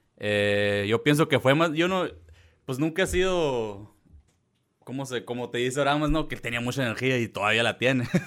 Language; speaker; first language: Spanish; early bilingual, heritage; Spanish